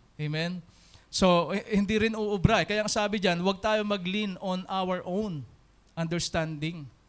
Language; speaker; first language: Filipino; non-native, local second language; Hiligaynon